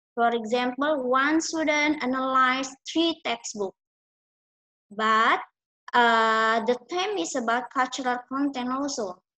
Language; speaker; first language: English; non-native, fluent; Indonesian